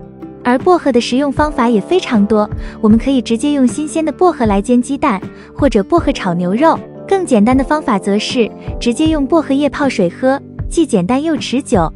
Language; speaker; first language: Chinese; native; Chinese